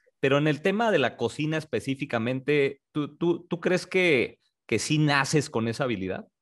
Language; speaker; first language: Spanish; native; Spanish